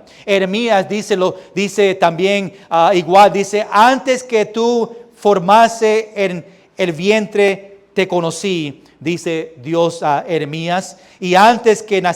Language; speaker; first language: Spanish; early bilingual, heritage; Spanish